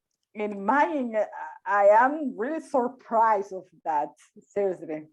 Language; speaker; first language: English; non-native, learner; Spanish